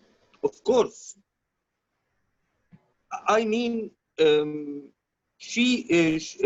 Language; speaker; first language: English; non-native, learner; Arabic